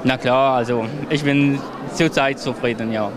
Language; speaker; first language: German; non-native, learner; Arabic